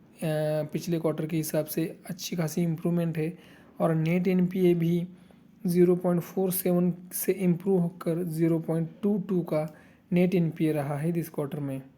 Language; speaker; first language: Hindi; non-native, local second language; Marathi